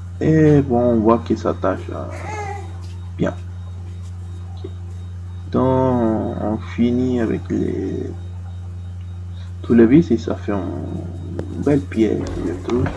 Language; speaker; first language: French; non-native, fluent; Spanish